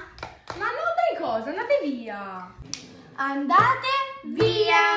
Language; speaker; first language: Italian; native; Italian